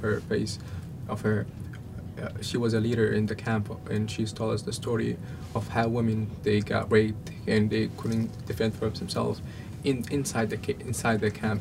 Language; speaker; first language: English; non-native, fluent; Arabic